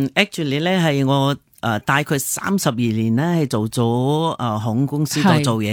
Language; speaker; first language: Cantonese; non-native, fluent; Nepali